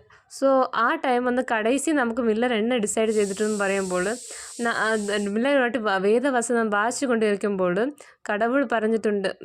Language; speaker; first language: Malayalam; non-native, learner; Tamil